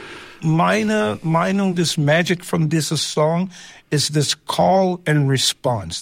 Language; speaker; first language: German; non-native, learner; English